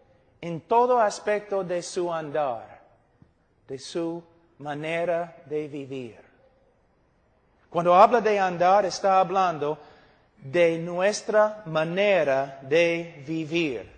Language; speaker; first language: Spanish; non-native, fluent; English